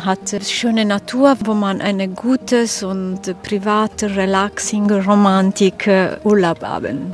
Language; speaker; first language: German; non-native, fluent; Italian